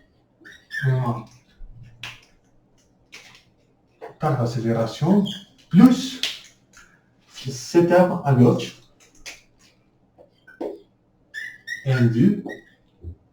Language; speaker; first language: French; non-native, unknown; Spanish